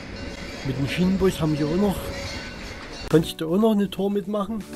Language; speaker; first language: German; native; German